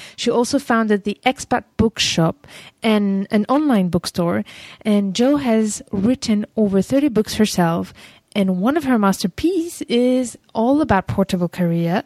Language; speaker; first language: English; non-native, fluent; French